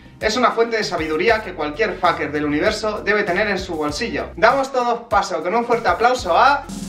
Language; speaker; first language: Spanish; native; Spanish